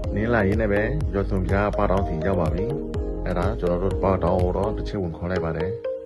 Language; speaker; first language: Burmese; non-native, local second language; Shan